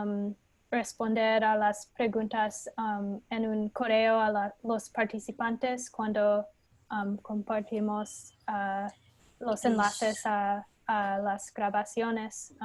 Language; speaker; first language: Spanish; non-native, fluent; English